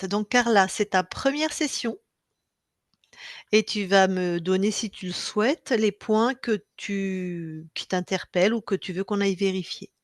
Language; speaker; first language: French; native; French